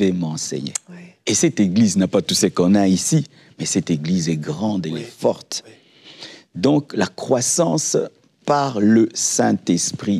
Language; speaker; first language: French; non-native, local second language; Lingala